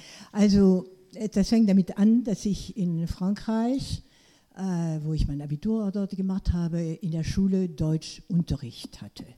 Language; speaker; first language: German; non-native, fluent; French